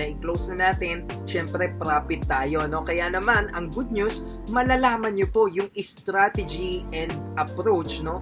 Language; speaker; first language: Filipino; native; Filipino